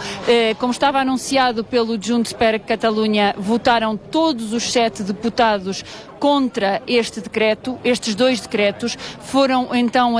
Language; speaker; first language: Portuguese; native; Portuguese